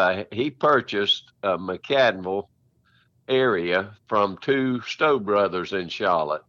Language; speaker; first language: English; native; English